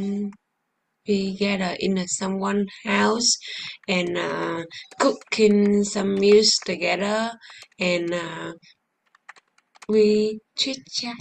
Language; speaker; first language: English; non-native, learner; Vietnamese